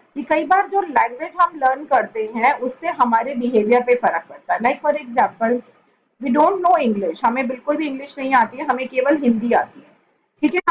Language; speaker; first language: Hindi; native; Hindi